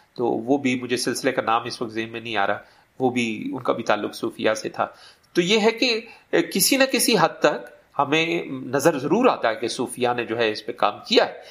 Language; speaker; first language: Urdu; native; Urdu